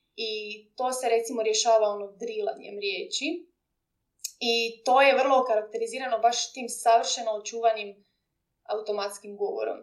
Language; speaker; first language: Croatian; native; Croatian